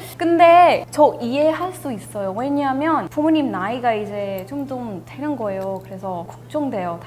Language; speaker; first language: Korean; non-native, fluent; English